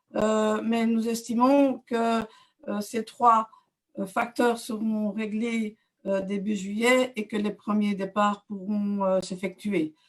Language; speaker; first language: French; native; French